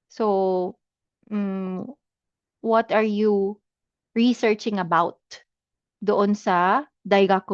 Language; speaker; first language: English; non-native, local second language; Filipino